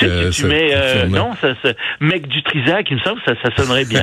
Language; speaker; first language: French; native; French